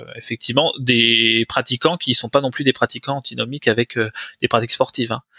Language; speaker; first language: French; native; French